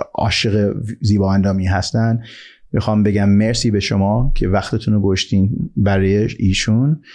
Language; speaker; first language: Persian; early bilingual, heritage; Persian